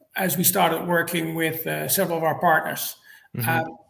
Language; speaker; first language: English; non-native, fluent; Dutch